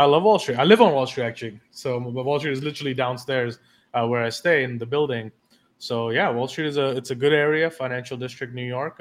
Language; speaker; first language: English; non-native, local second language; Hindi